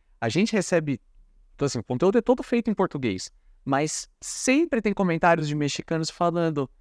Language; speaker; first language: Portuguese; native; Portuguese